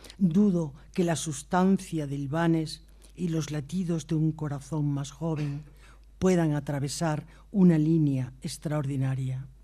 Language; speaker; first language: Spanish; native; Spanish